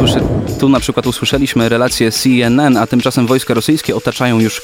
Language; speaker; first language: Polish; native; Polish